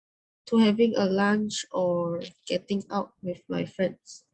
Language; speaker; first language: English; non-native, learner; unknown